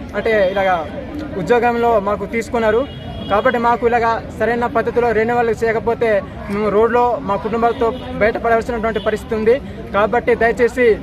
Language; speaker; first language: Telugu; non-native, local second language; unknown